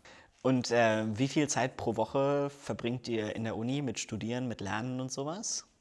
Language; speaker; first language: German; native; German